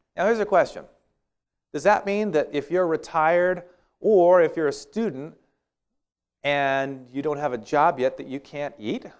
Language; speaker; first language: English; native; English